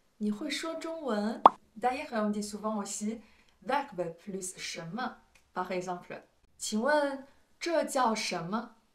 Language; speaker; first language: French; non-native, fluent; Chinese